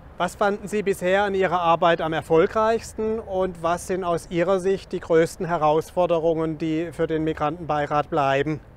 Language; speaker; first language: German; native; German